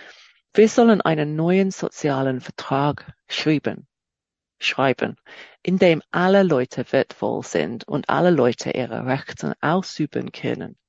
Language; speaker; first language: German; non-native, fluent; English